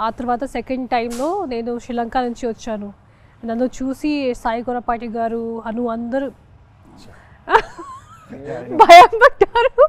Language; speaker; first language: Telugu; non-native, local second language; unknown